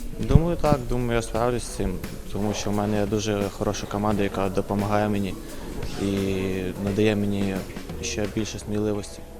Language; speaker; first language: Ukrainian; non-native, local second language; Russian